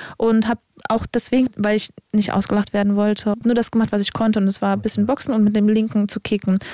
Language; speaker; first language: German; early bilingual, other home language; Serbian